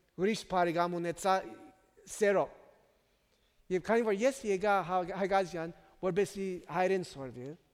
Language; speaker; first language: Armenian; native; Armenian